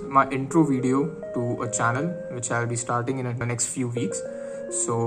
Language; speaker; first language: English; non-native, local second language; Marathi